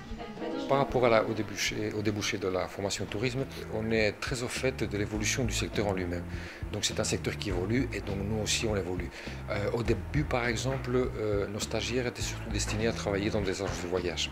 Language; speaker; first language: French; native; French